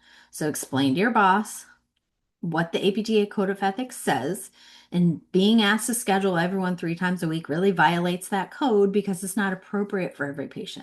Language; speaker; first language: English; native; English